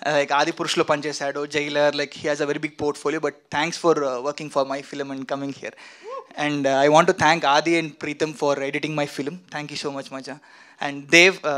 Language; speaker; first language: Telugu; non-native, fluent; Kannada